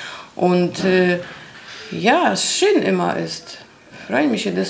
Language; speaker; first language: German; non-native, learner; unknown